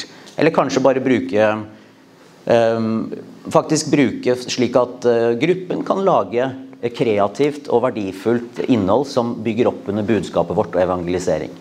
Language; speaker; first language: Norwegian; native; Norwegian